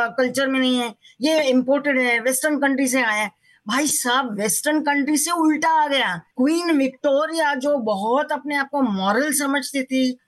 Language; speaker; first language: Hindi; non-native, local second language; Marathi